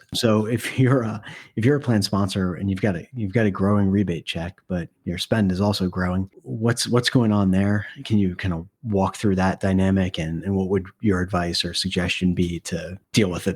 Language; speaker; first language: English; native; English